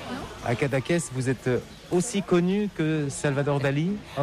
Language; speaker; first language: French; native; French